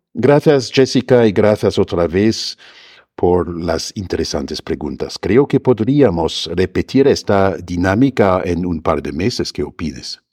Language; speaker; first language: Spanish; non-native, fluent; German